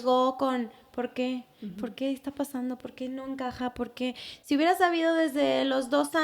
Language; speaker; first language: Spanish; native; Spanish